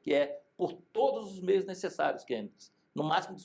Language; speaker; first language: Portuguese; native; Portuguese